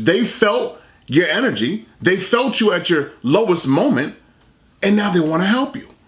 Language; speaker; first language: English; native; English